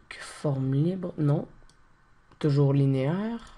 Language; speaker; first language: French; native; French